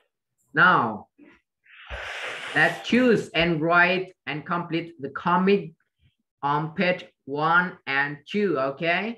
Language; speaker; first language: English; non-native, fluent; Vietnamese